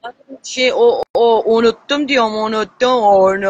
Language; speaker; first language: Turkish; native; Turkish